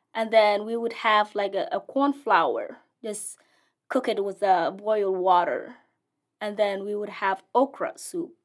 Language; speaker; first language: English; non-native, fluent; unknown